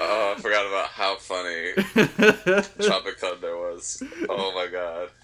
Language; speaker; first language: English; native; English